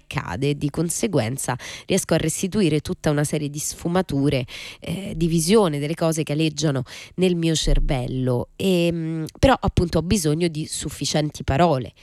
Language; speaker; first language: Italian; native; Italian